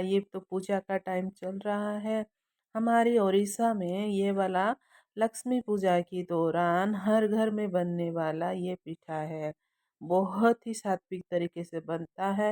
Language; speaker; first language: Hindi; non-native, local second language; Odia